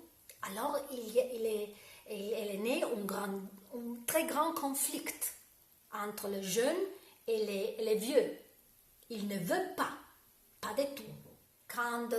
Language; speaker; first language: French; non-native, learner; Italian